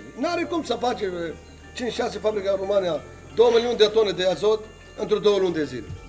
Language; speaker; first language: Romanian; non-native, learner; Arabic